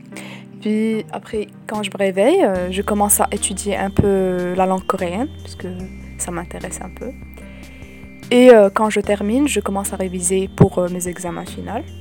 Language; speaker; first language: French; non-native, local second language; Arabic